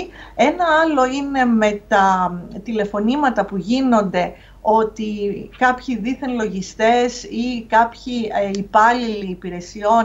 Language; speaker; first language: Greek; native; Greek